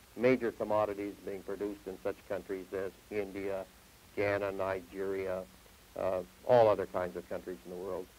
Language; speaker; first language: English; native; English